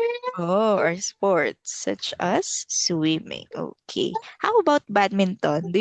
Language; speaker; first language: English; non-native, local second language; Filipino